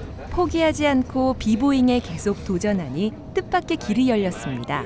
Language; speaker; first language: Korean; native; Korean